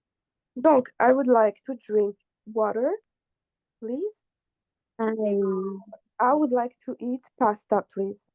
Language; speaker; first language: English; non-native, fluent; French